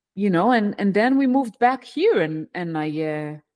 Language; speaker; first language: English; non-native, fluent; Hebrew